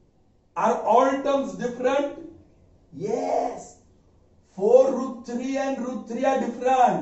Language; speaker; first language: English; non-native, local second language; Hindi